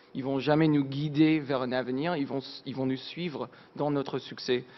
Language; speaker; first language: French; non-native, fluent; English